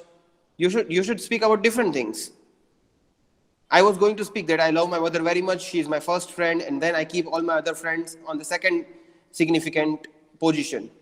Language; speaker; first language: English; non-native, local second language; Gujarati